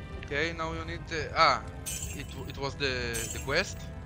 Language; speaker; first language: English; non-native, learner; Hebrew